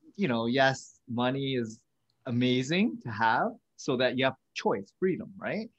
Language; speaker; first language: English; early bilingual, other home language; Vietnamese